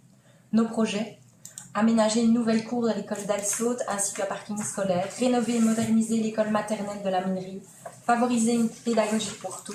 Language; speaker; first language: French; native; French